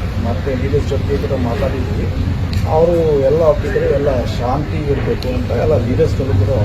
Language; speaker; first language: Kannada; non-native, fluent; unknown